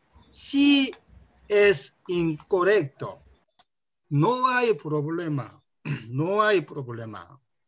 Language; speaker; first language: Spanish; non-native, learner; Korean